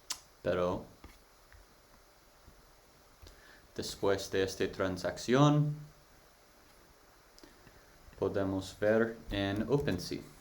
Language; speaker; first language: Spanish; non-native, learner; English